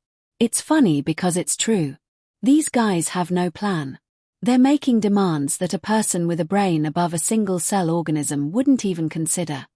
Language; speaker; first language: English; native; English